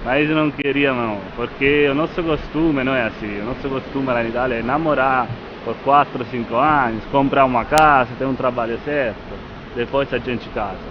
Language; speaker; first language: Portuguese; non-native, fluent; Italian